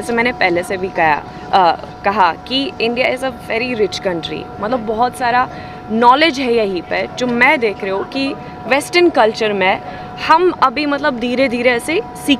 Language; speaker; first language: Hindi; non-native, fluent; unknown